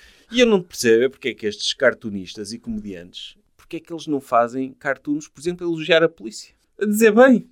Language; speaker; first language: Portuguese; native; Portuguese